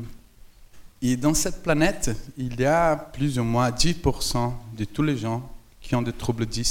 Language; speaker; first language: French; non-native, fluent; Portuguese